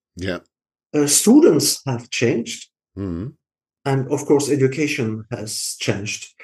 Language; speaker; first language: English; non-native, fluent; French